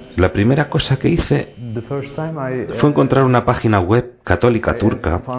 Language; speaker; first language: Spanish; non-native, fluent; Turkish